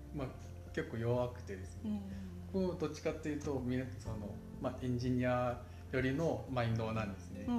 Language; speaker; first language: Japanese; non-native, fluent; Korean